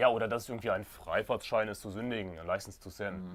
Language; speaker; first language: German; native; German